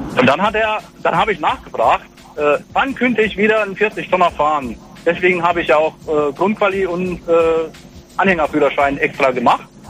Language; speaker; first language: German; non-native, fluent; Hungarian